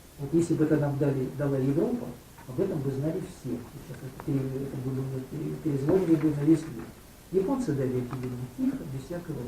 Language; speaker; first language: Russian; native; Russian